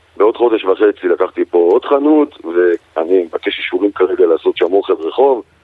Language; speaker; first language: Hebrew; native; Hebrew